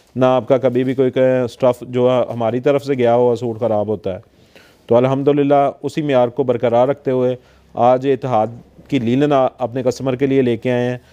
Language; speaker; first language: Urdu; non-native, local second language; Punjabi